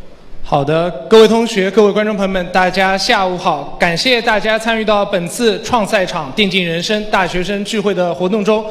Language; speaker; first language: Chinese; native; Chinese